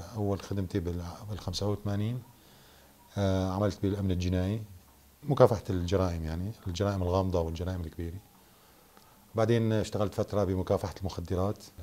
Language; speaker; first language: Arabic; native; Arabic